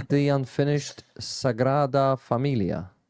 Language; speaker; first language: English; non-native, fluent; Ukrainian